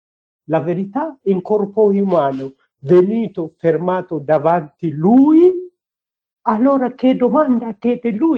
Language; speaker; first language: Italian; non-native, learner; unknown